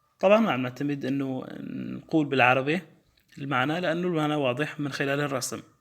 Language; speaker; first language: Arabic; native; Arabic